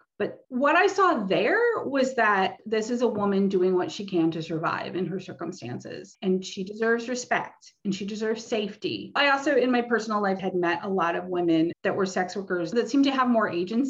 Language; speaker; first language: English; native; English